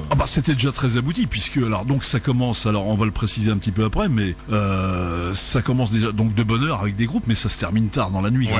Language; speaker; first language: French; native; French